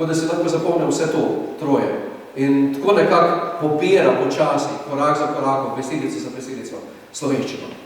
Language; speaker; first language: Slovenian; native; Slovenian